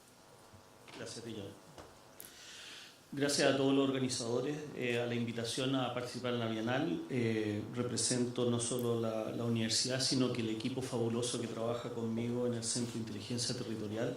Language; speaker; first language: Spanish; native; Spanish